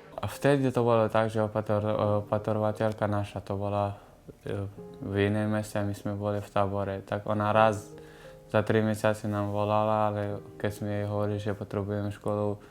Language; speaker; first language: Slovak; non-native, learner; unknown